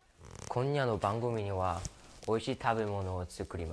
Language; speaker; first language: Japanese; non-native, learner; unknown